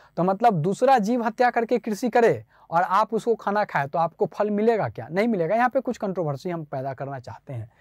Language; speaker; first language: Hindi; native; Hindi